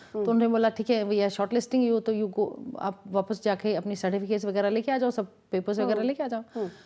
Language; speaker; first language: Hindi; non-native, local second language; Kashmiri